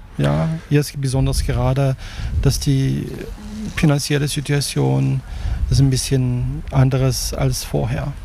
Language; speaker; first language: German; non-native, fluent; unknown